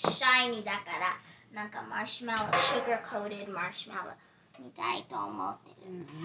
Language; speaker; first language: Japanese; early bilingual, heritage; Japanese